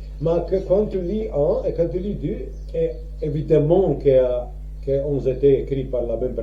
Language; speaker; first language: French; non-native, learner; Croatian